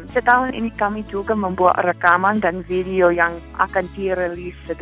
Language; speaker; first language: Indonesian; non-native, fluent; English